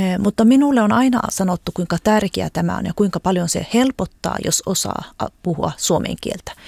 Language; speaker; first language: Finnish; early bilingual, heritage; Finnish